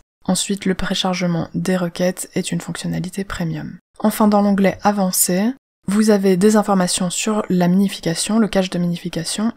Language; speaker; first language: French; native; French